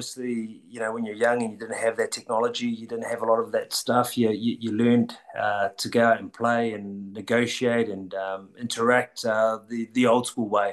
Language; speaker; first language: English; native; English